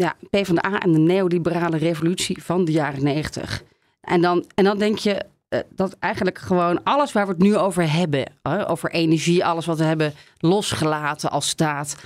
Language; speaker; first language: Dutch; native; Dutch